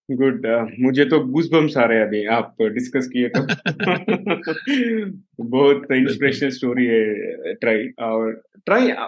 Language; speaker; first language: Hindi; non-native, local second language; Telugu